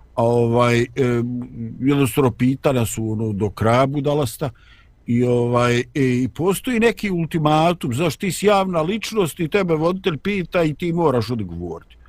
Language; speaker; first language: Bosnian; native; Bosnian